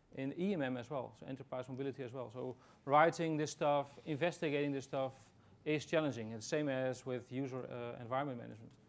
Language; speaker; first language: English; non-native, fluent; Dutch